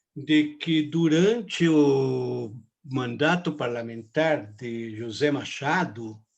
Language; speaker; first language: Portuguese; non-native, fluent; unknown